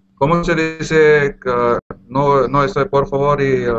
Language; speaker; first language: Spanish; non-native, learner; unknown